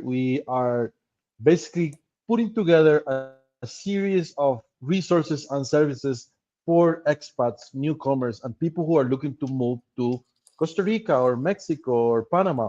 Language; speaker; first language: English; non-native, fluent; Spanish